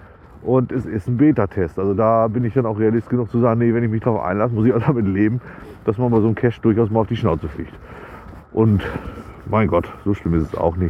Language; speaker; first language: German; native; German